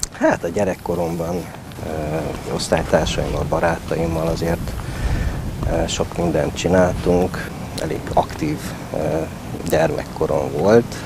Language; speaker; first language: Hungarian; native; Hungarian